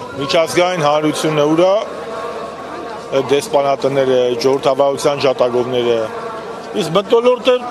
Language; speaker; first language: Armenian; native; Armenian